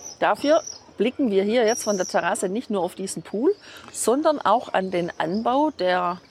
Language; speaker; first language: German; native; German